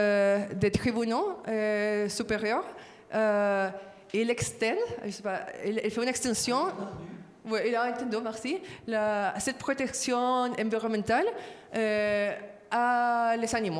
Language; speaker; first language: French; non-native, fluent; Spanish